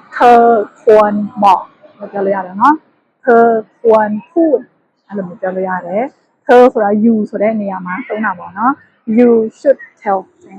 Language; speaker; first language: Burmese; native; Burmese